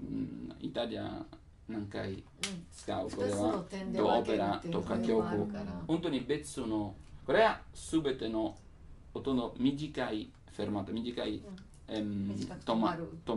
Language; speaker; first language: Japanese; non-native, learner; Italian